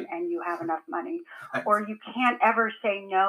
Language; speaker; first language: English; native; English